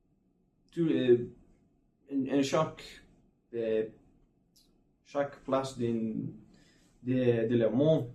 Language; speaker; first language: French; non-native, learner; English